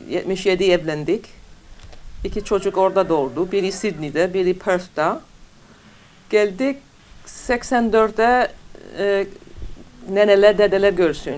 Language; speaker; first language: Turkish; non-native, fluent; English